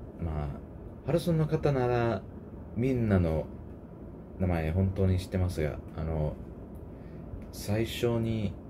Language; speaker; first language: Japanese; non-native, learner; English